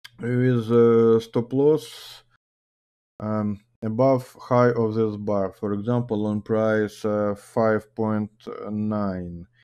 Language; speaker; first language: English; non-native, learner; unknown